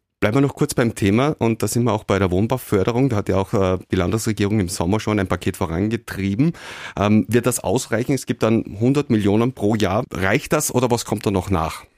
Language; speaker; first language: German; native; German